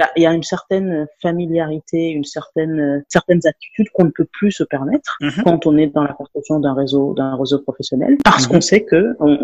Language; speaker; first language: French; non-native, local second language; Wolof